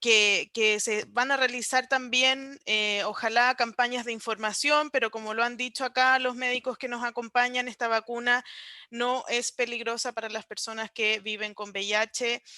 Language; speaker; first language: Spanish; native; Spanish